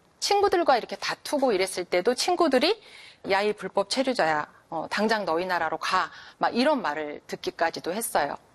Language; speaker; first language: Korean; native; Korean